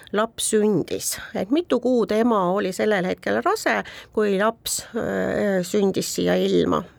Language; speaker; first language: Estonian; native; Estonian